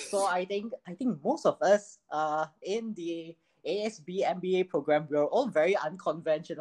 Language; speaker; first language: English; non-native, local second language; Chinese